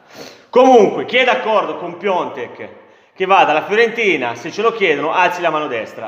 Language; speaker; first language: Italian; native; Italian